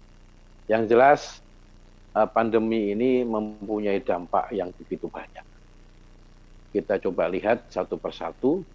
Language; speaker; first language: Indonesian; native; Indonesian